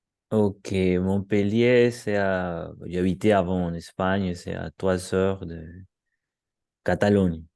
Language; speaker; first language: French; non-native, learner; Spanish